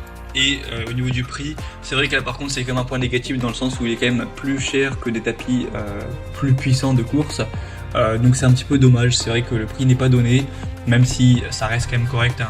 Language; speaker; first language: French; native; French